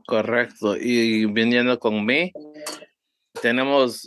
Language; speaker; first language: Spanish; early bilingual, heritage; Spanish